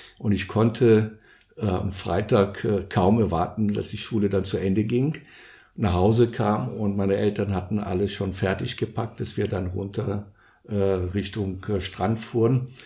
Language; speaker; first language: German; non-native, fluent; Portuguese